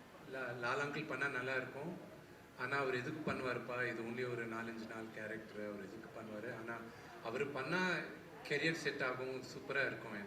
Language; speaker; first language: Tamil; non-native, local second language; Telugu